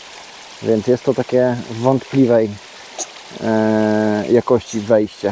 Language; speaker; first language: Polish; native; Polish